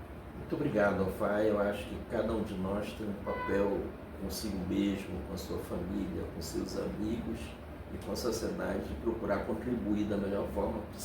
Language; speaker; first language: Portuguese; native; Portuguese